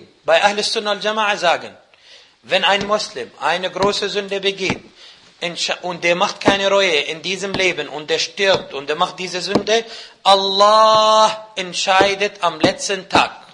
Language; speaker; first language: German; non-native, fluent; Arabic